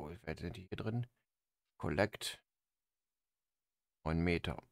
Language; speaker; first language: German; native; German